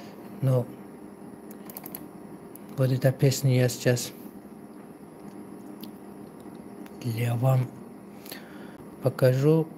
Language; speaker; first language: Russian; non-native, local second language; Tajik